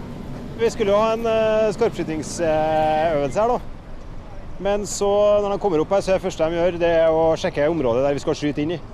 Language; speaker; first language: Norwegian; native; Norwegian